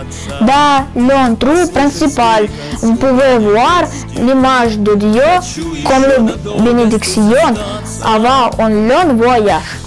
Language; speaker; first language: French; non-native, learner; Russian